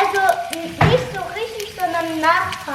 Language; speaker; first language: German; early bilingual, heritage; German